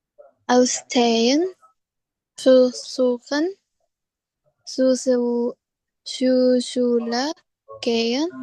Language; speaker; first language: German; non-native, learner; Indonesian